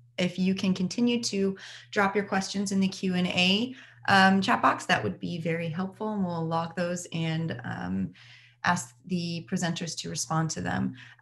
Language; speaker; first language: English; native; English